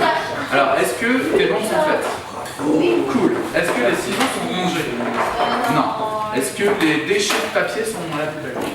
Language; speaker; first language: French; native; French